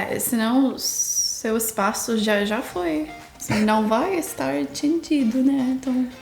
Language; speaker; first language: Portuguese; non-native, fluent; English